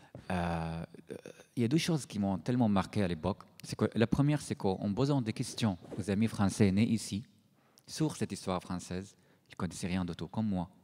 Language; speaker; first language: French; non-native, fluent; Arabic